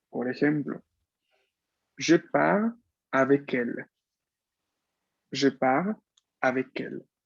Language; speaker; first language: French; non-native, fluent; Spanish